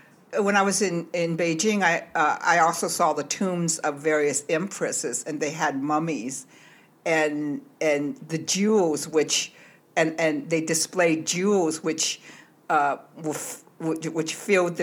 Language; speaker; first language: English; early bilingual, other home language; Cantonese